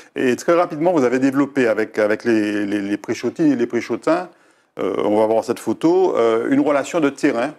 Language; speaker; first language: French; native; French